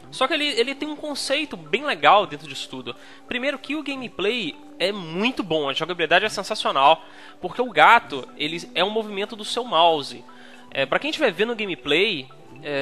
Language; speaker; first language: Portuguese; native; Portuguese